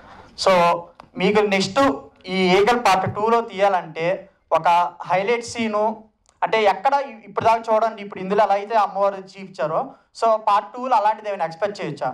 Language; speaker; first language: Telugu; native; Telugu